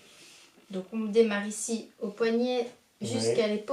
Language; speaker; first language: French; native; French